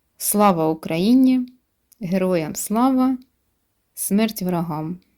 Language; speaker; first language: Ukrainian; non-native, local second language; Russian